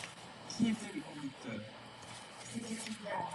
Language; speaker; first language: French; non-native, learner; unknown